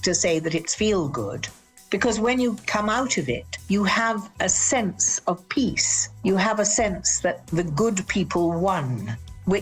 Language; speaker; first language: English; native; English